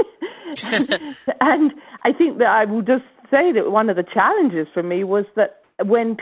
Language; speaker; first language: English; native; English